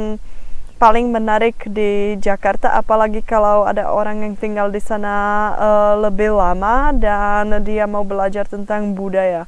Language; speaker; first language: Indonesian; non-native, fluent; Czech